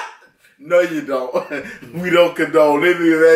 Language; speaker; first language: English; native; English